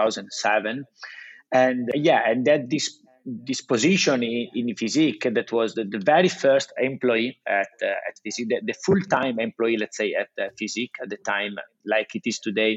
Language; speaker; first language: English; non-native, fluent; Italian